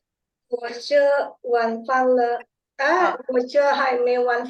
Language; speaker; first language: Chinese; non-native, learner; Indonesian